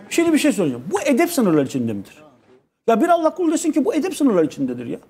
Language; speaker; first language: Turkish; native; Turkish